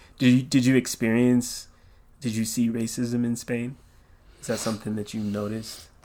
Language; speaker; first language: English; native; English